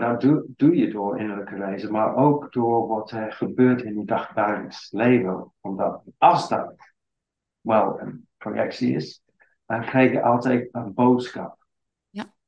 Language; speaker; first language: Dutch; non-native, fluent; English